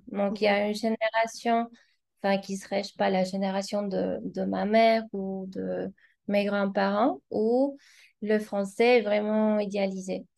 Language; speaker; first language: French; non-native, fluent; Spanish